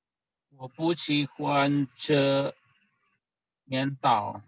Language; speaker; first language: Chinese; non-native, learner; Indonesian